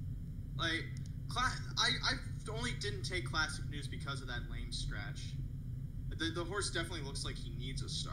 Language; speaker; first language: English; native; English